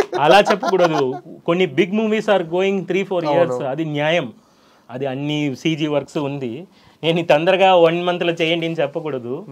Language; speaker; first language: Telugu; non-native, fluent; Tamil